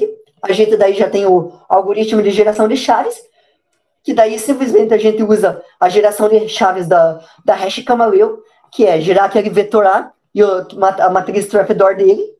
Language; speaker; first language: Portuguese; native; Portuguese